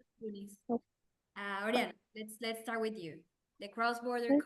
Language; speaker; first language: English; non-native, fluent; Spanish